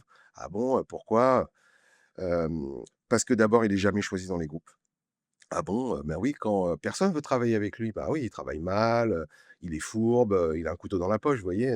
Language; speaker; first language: French; native; French